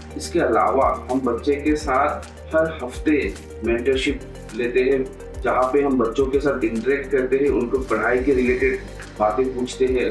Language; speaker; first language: Hindi; non-native, local second language; Assamese